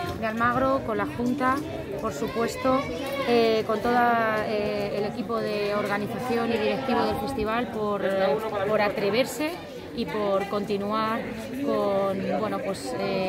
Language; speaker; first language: Spanish; native; Spanish